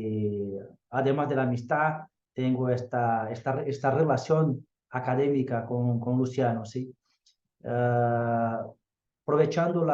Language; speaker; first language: Spanish; non-native, fluent; Portuguese